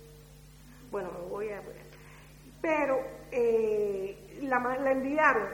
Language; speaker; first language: Spanish; native; Spanish